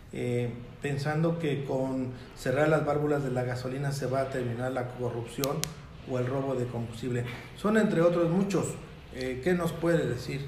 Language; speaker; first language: Spanish; native; Spanish